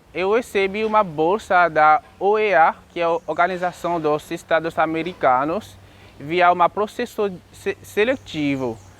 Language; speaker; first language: Portuguese; non-native, learner; Haitian Creole